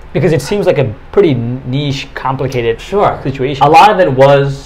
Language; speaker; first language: English; native; English